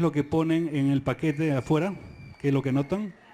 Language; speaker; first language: Spanish; native; Spanish